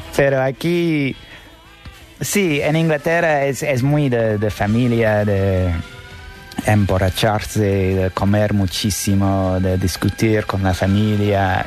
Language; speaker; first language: Spanish; non-native, fluent; English